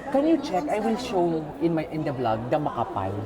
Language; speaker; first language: English; non-native, learner; Filipino